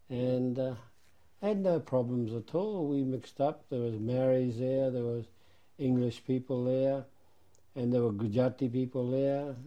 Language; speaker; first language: English; native; English